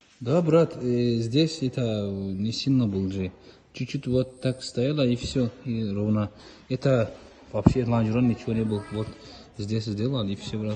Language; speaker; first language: Russian; non-native, learner; Georgian